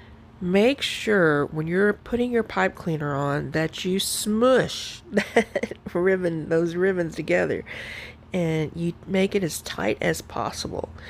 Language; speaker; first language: English; native; English